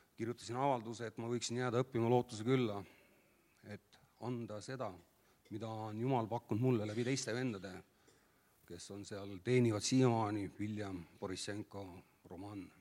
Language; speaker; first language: Estonian; native; Estonian